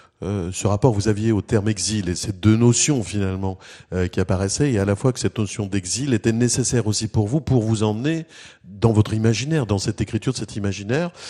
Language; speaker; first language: French; native; French